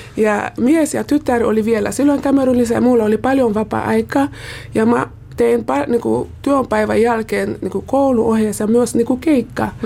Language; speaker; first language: Finnish; non-native, fluent; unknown